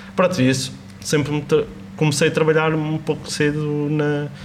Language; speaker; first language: Portuguese; native; Portuguese